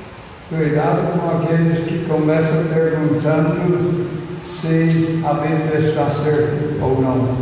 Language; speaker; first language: Portuguese; non-native, fluent; English